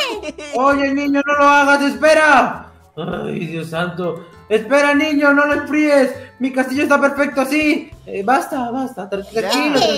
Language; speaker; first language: Spanish; native; Spanish